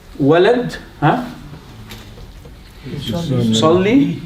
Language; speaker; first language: Arabic; non-native, fluent; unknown